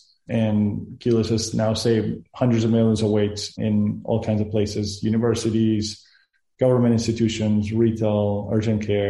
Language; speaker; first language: English; non-native, fluent; Spanish